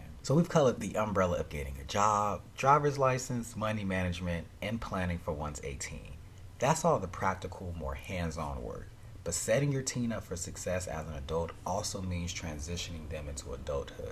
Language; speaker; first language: English; native; English